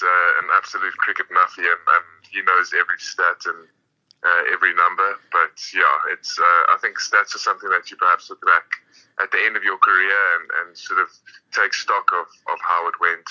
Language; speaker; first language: English; native; English